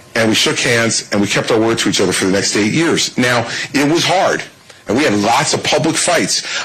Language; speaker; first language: English; native; English